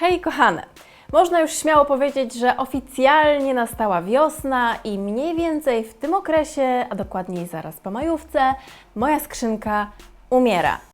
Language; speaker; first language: Polish; native; Polish